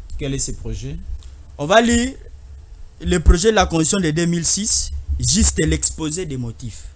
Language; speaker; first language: French; non-native, local second language; Lingala